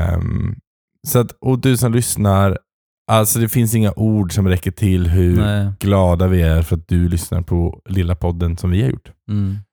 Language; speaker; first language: Swedish; native; Swedish